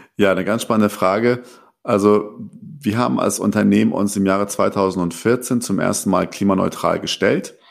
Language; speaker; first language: German; early bilingual, other home language; Persian